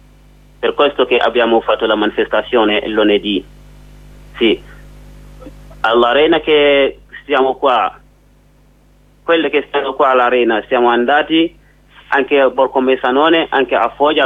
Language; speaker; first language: Italian; non-native, learner; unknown